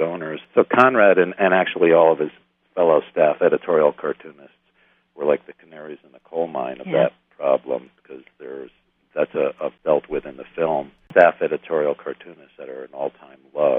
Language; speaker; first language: English; native; English